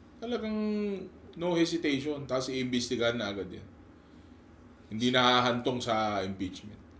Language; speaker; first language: Filipino; non-native, local second language; Iloko